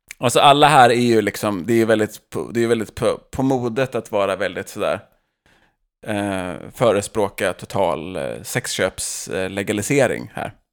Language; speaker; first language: Swedish; native; Swedish